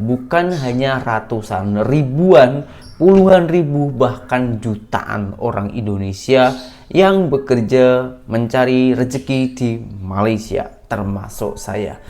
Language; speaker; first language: Indonesian; native; Indonesian